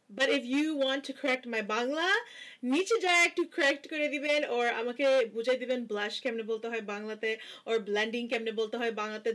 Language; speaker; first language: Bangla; early bilingual, heritage; Bangla